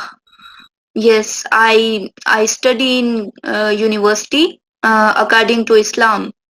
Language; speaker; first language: English; non-native, local second language; Urdu